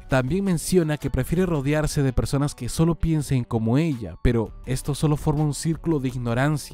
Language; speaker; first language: Spanish; native; Spanish